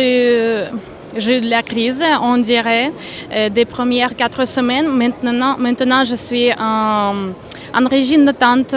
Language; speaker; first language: French; non-native, fluent; Ukrainian